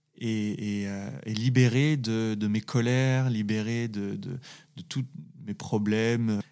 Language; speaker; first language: French; native; French